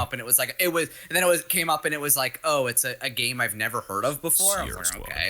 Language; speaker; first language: English; native; English